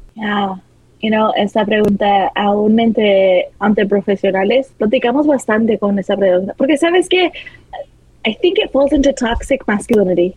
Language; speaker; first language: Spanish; early bilingual, heritage; Spanish